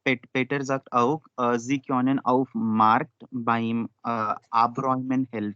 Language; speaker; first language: German; non-native, learner; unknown